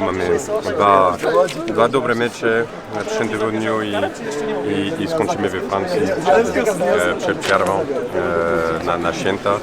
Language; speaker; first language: Polish; non-native, learner; French